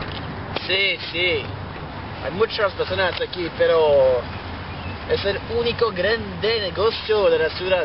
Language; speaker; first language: Spanish; non-native, learner; English